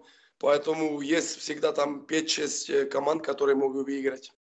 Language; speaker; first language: Russian; non-native, fluent; Slovak